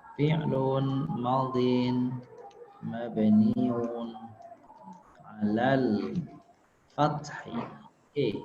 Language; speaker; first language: Arabic; non-native, fluent; Indonesian